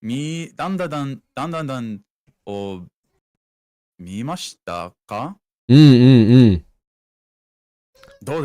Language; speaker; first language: Japanese; non-native, learner; English